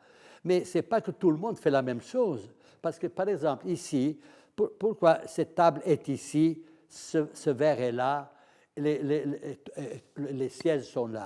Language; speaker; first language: French; non-native, fluent; Italian